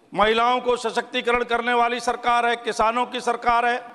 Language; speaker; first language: Hindi; native; Hindi